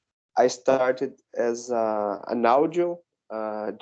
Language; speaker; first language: English; non-native, learner; Portuguese